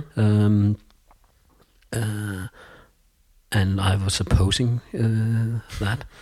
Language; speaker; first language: English; non-native, fluent; Danish